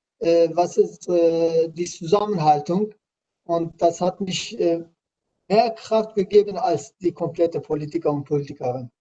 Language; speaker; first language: German; non-native, learner; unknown